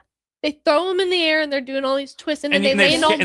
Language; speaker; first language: English; native; English